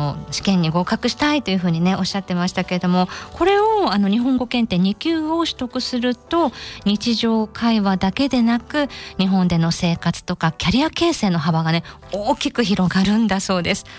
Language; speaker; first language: Japanese; native; Japanese